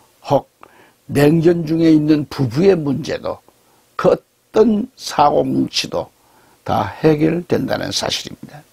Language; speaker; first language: Korean; native; Korean